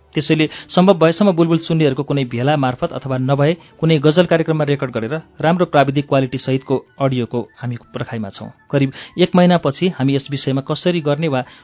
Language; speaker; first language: Nepali; native; Nepali